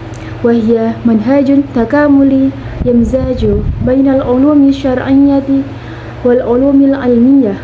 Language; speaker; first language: Arabic; non-native, learner; Indonesian